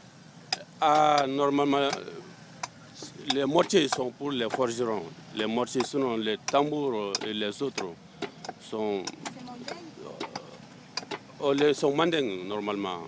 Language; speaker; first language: French; non-native, local second language; Bambara